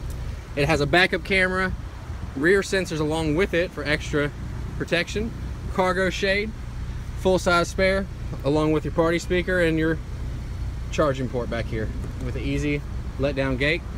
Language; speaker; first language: English; native; English